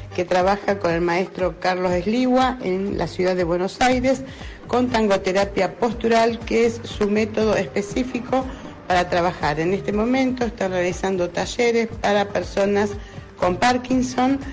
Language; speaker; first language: Spanish; native; Spanish